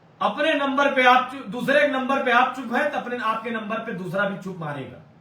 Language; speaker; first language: Hindi; native; Hindi